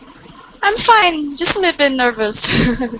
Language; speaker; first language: English; non-native, fluent; Portuguese